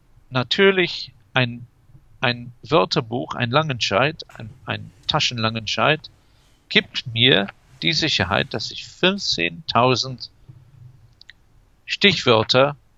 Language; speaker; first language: German; non-native, fluent; English